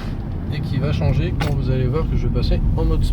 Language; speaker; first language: French; native; French